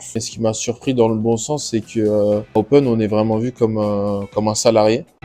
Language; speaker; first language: French; native; French